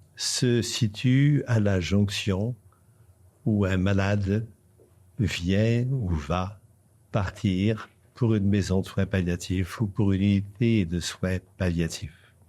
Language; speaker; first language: French; native; French